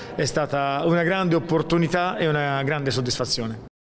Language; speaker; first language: Italian; native; Italian